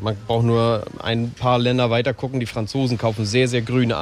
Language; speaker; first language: German; native; German